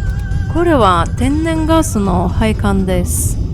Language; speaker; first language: Japanese; non-native, fluent; Tatar